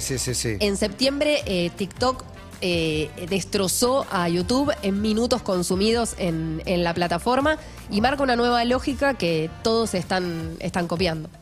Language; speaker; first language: Spanish; native; Spanish